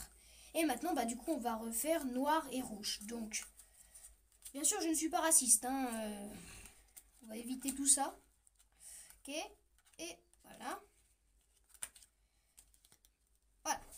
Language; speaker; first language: French; native; French